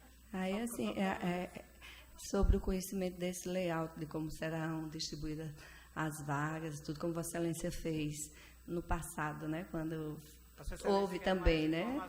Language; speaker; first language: Portuguese; native; Portuguese